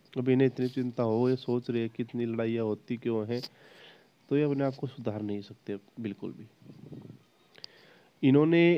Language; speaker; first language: Hindi; native; Hindi